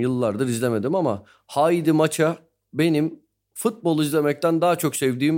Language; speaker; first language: Turkish; native; Turkish